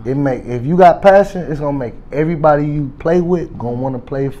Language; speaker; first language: English; native; English